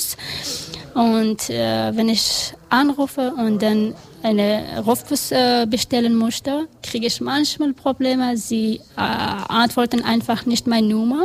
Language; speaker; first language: German; non-native, learner; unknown